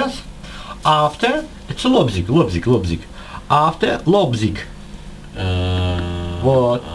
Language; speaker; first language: English; non-native, learner; Russian